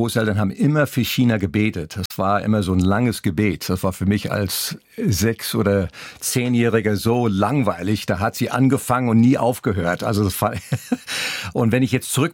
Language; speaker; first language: German; native; German